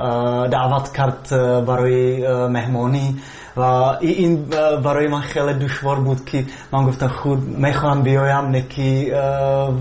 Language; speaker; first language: Persian; non-native, fluent; Slovak